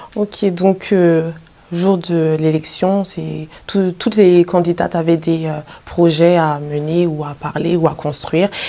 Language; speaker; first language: French; native; French